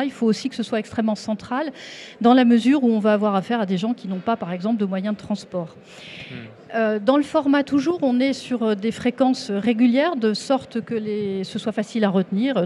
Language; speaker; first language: French; native; French